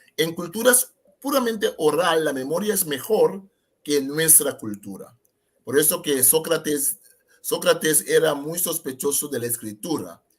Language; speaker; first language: Spanish; non-native, fluent; Papiamento